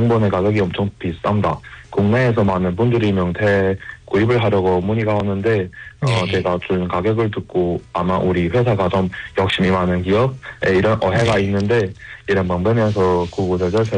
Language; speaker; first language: Korean; early bilingual, heritage; Korean